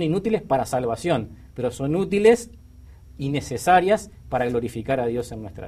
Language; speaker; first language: Spanish; native; Spanish